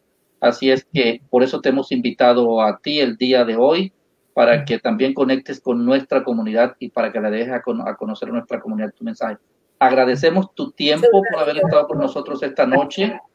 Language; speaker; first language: Spanish; native; Spanish